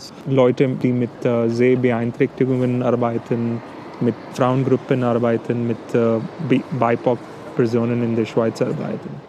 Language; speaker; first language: German; non-native, fluent; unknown